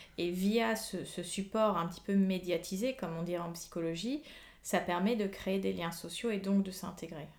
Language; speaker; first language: French; native; French